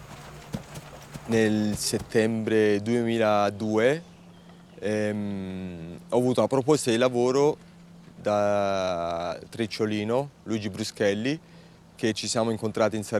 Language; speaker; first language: Italian; native; Italian